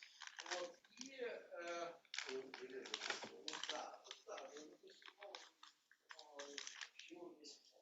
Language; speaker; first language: Russian; native; Russian